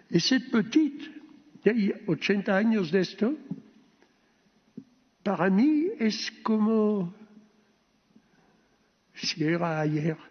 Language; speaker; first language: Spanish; early bilingual, heritage; Ladino